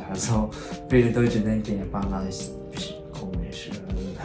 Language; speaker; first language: German; non-native, learner; Japanese